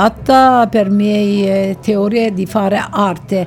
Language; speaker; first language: Italian; non-native, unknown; Turkish